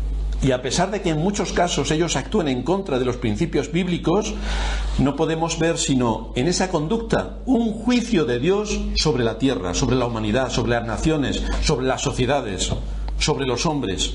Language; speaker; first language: Spanish; native; Spanish